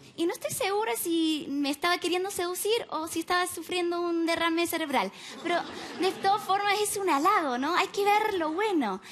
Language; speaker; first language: Spanish; non-native, fluent; English